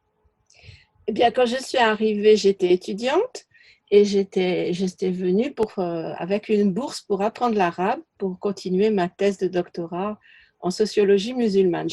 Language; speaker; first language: French; native; French